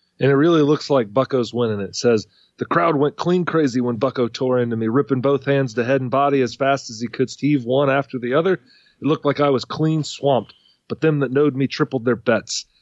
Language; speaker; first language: English; native; English